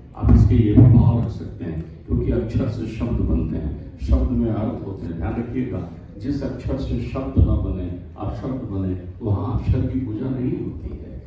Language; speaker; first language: Hindi; native; Hindi